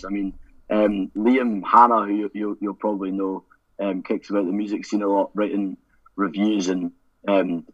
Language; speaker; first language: English; native; English